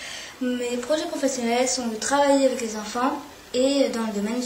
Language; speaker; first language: French; early bilingual, other home language; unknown